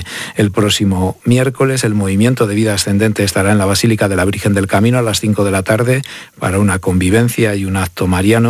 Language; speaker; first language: Spanish; native; Spanish